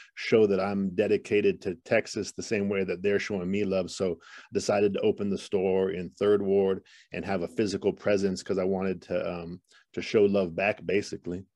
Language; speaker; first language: English; native; English